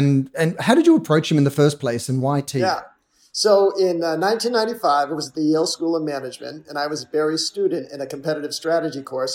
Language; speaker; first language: English; native; English